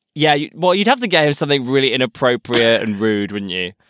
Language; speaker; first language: English; native; English